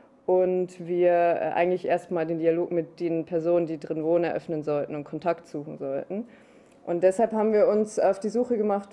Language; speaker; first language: German; native; German